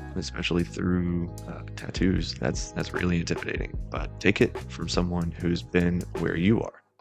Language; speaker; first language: English; native; English